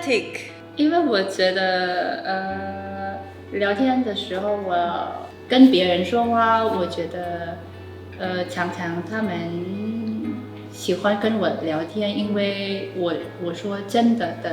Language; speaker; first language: Chinese; non-native, learner; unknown